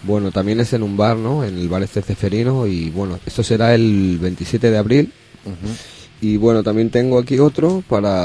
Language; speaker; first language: Spanish; non-native, learner; English